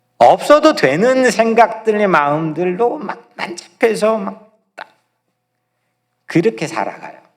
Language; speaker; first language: Korean; native; Korean